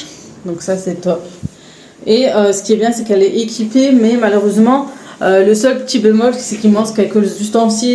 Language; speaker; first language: French; native; French